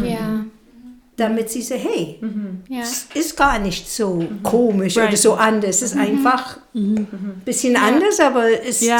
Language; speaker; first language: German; non-native, fluent; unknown